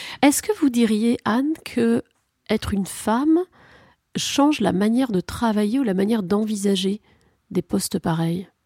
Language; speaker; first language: French; native; French